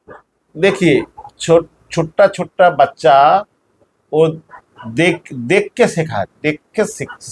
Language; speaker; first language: Hindi; non-native, local second language; Bangla